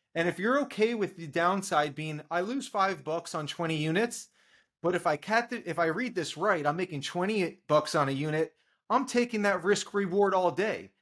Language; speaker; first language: English; native; English